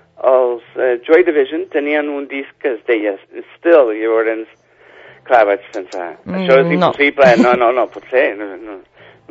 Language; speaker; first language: Catalan; non-native, fluent; English